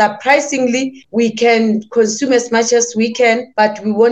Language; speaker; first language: English; non-native, local second language; Southern Sotho